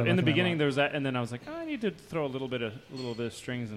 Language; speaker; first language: English; native; English